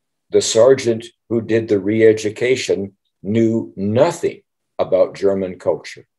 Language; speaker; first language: English; native; English